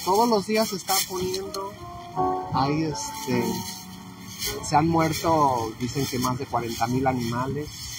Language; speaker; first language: Spanish; native; Spanish